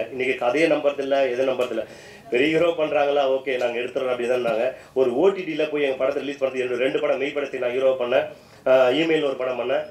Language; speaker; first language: Tamil; native; Tamil